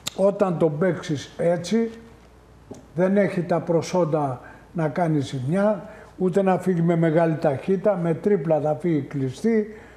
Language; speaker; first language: Greek; native; Greek